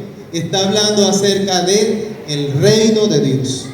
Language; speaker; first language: Spanish; native; Spanish